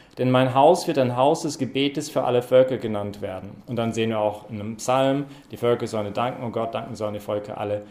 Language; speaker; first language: German; non-native, fluent; English